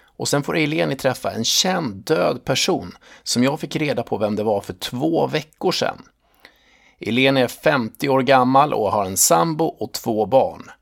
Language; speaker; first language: Swedish; native; Swedish